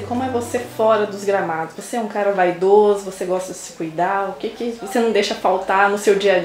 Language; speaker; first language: Portuguese; native; Portuguese